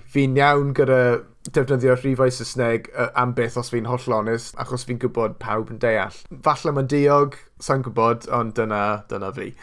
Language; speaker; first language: Welsh; non-native, local second language; English